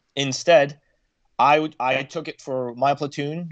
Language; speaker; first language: English; native; English